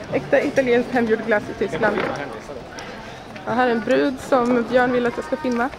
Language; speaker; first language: Swedish; native; Swedish